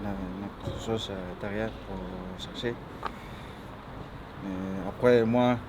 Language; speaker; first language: French; non-native, learner; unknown